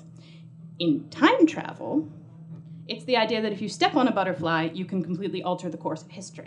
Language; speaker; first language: English; native; English